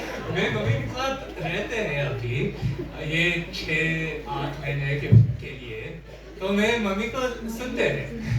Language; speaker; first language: Hindi; early bilingual, heritage; English